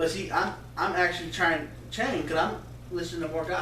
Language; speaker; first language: English; native; English